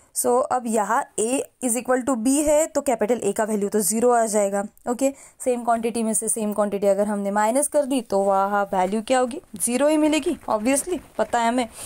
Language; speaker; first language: Hindi; non-native, local second language; Marathi